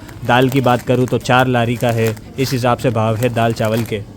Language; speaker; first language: Hindi; native; Hindi